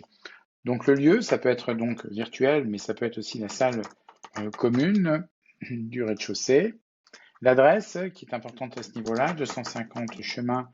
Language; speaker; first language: French; native; French